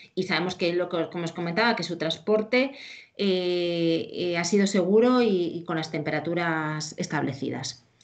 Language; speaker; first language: Spanish; native; Spanish